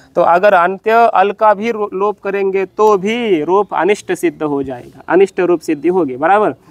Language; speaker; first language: Hindi; non-native, local second language; Marathi